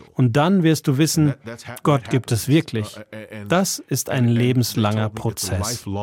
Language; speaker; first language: German; non-native, fluent; English